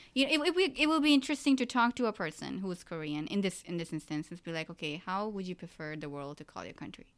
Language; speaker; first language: English; early bilingual, other home language; Urdu